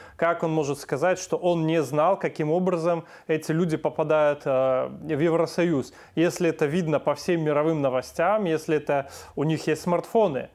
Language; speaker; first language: Russian; native; Russian